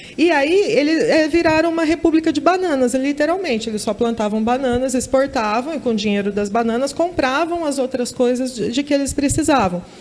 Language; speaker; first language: Portuguese; native; Portuguese